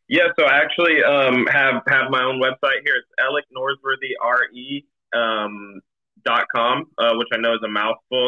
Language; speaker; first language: English; native; English